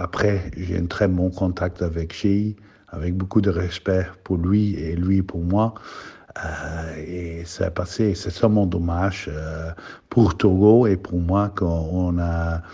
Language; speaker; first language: French; non-native, fluent; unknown